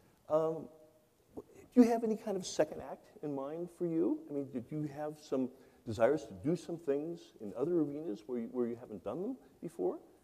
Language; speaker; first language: English; native; English